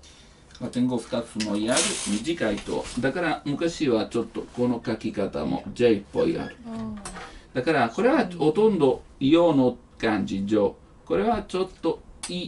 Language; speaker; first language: Japanese; non-native, learner; Italian